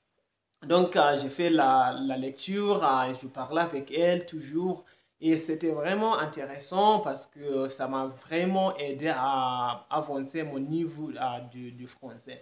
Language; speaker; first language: French; non-native, fluent; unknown